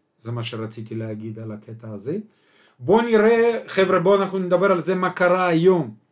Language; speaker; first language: Hebrew; non-native, fluent; Russian